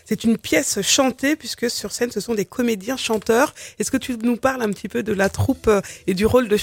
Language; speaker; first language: French; native; French